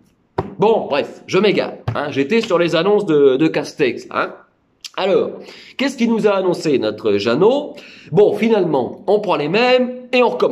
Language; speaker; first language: French; native; French